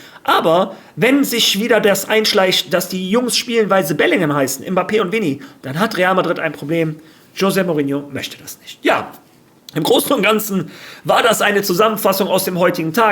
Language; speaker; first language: German; native; German